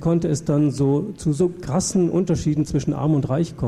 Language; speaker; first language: German; native; German